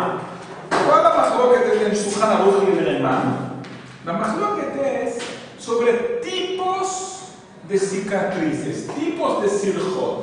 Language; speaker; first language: Spanish; non-native, fluent; Portuguese